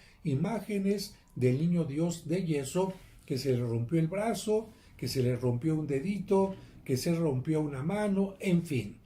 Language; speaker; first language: Spanish; native; Spanish